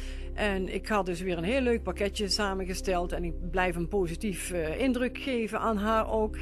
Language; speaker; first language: Dutch; native; Dutch